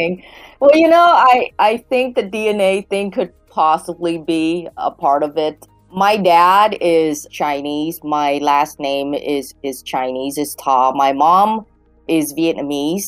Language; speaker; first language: English; native; English